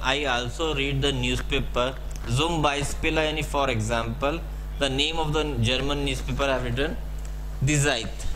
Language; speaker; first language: English; non-native, local second language; Hindi